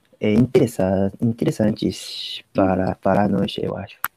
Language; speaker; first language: Portuguese; non-native, learner; Japanese